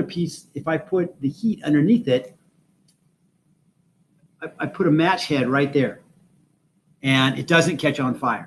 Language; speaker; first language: English; native; English